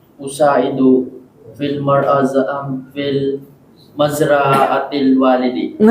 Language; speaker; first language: Arabic; non-native, learner; Filipino